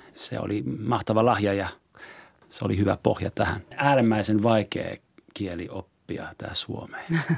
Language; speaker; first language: Finnish; non-native, fluent; French